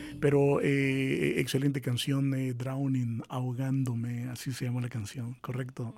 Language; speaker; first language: Spanish; native; Spanish